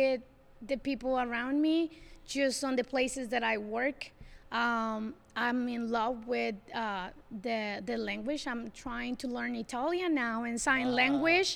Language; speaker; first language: English; non-native, fluent; Spanish